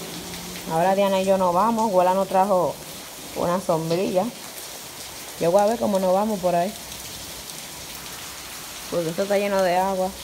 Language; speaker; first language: Spanish; native; Spanish